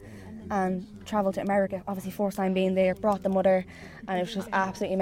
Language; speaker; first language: English; native; English